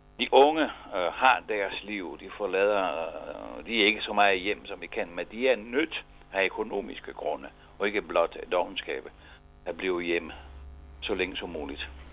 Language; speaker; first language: Danish; non-native, fluent; Italian